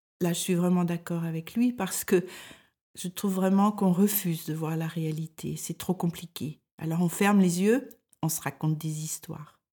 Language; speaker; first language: French; native; French